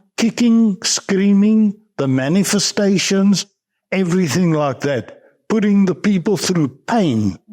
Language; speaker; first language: English; non-native, local second language; Afrikaans